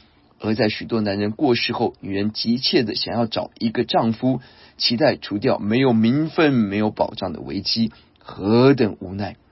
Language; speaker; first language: Chinese; native; Chinese